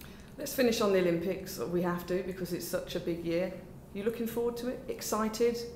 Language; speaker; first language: English; native; English